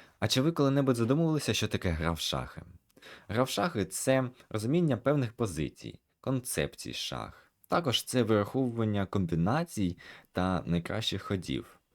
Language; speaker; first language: Ukrainian; native; Ukrainian